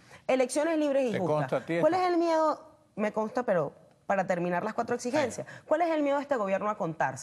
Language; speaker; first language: Spanish; native; Spanish